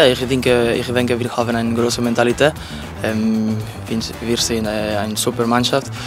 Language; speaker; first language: German; non-native, learner; Spanish